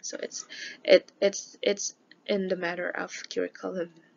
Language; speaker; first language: English; non-native, fluent; Indonesian